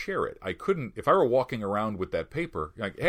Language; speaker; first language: English; native; English